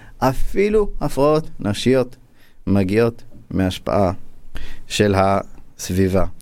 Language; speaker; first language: Hebrew; native; Hebrew